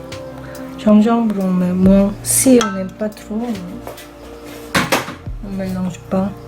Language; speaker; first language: French; non-native, fluent; Korean